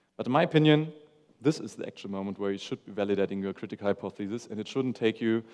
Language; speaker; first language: English; non-native, fluent; German